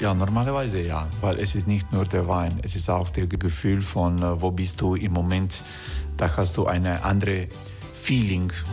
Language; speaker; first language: German; non-native, fluent; Croatian